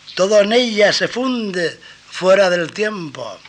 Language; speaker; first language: Spanish; native; Spanish